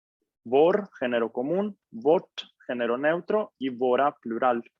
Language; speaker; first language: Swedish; non-native, fluent; Spanish